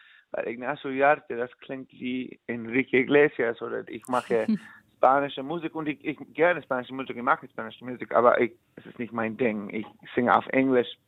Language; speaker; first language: German; non-native, learner; English